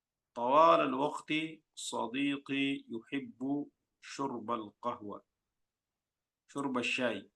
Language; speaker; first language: Arabic; non-native, fluent; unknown